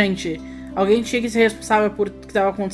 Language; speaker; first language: Portuguese; native; Portuguese